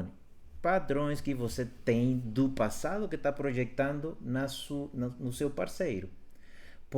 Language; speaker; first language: Portuguese; non-native, fluent; Spanish